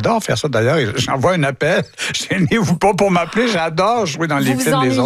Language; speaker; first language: French; native; French